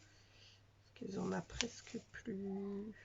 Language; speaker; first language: French; native; French